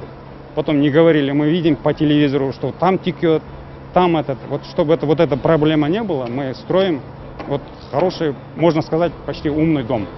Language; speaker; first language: Russian; non-native, local second language; Kazakh